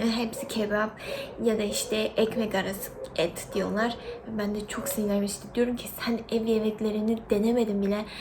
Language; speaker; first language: Turkish; non-native, fluent; Korean